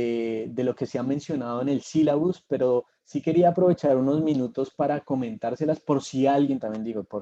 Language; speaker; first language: Spanish; native; Spanish